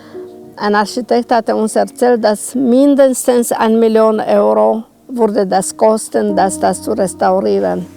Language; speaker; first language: German; non-native, local second language; Romanian